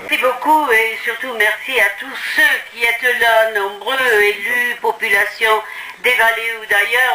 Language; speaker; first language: French; native; French